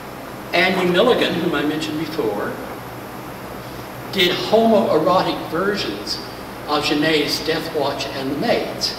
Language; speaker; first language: English; native; English